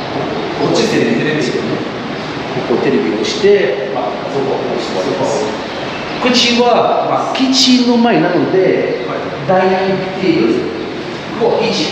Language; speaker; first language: Japanese; non-native, learner; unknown